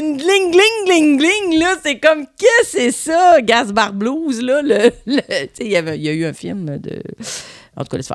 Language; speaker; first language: French; native; French